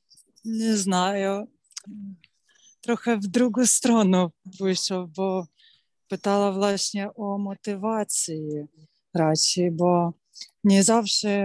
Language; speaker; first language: Polish; non-native, learner; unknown